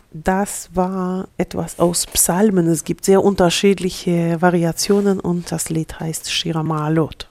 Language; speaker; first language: German; non-native, fluent; Russian